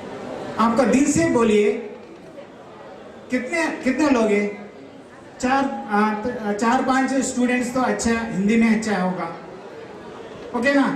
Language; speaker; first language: Hindi; non-native, local second language; Telugu